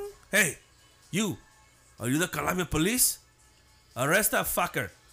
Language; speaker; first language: English; native; English